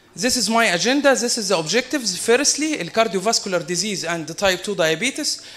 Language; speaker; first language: English; non-native, fluent; Arabic